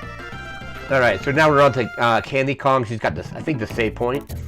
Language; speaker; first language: English; native; English